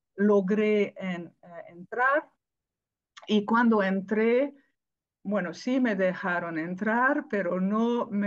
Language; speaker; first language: Spanish; non-native, fluent; Dutch